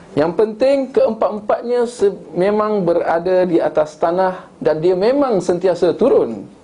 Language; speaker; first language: Malay; native; Malay